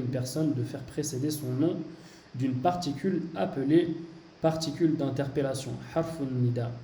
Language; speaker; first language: French; native; French